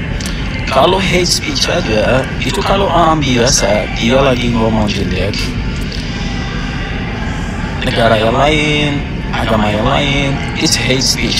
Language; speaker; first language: Indonesian; non-native, fluent; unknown